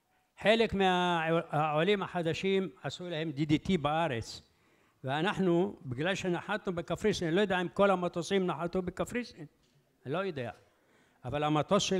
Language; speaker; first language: Hebrew; early bilingual, other home language; Arabic